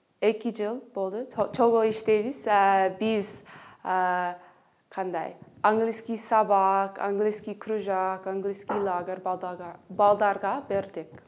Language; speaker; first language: Kyrgyz; non-native, learner; English